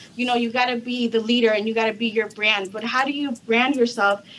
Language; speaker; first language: English; native; English